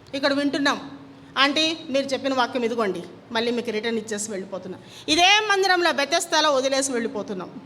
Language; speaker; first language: Telugu; non-native, local second language; Kannada